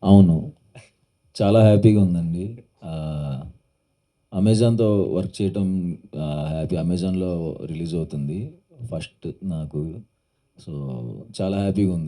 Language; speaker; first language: Telugu; native; Telugu